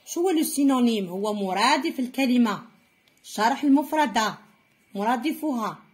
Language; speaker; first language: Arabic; native; Arabic